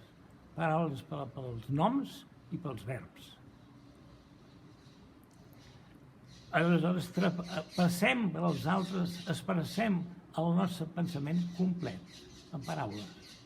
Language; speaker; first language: Catalan; non-native, fluent; Portuguese